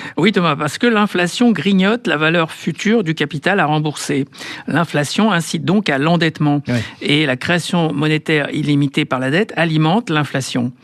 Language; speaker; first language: French; native; French